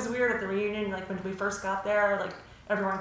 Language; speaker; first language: English; native; English